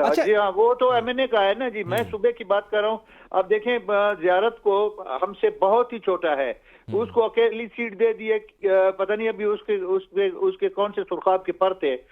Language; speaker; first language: Urdu; non-native, local second language; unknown